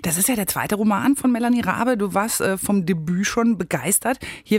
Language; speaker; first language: German; native; German